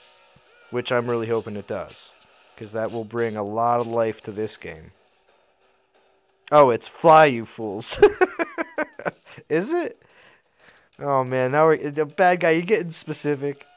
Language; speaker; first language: English; native; English